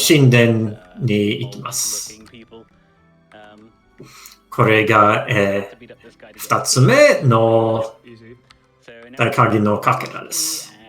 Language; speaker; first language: Japanese; non-native, fluent; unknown